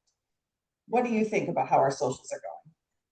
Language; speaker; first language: English; native; English